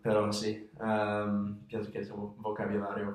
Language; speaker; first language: Spanish; non-native, fluent; English